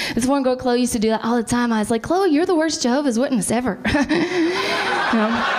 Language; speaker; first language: English; native; English